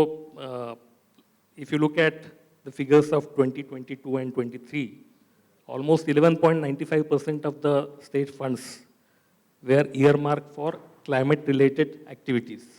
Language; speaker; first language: English; non-native, local second language; Marathi